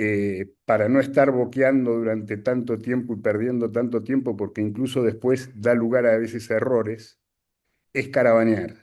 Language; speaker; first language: Spanish; native; Spanish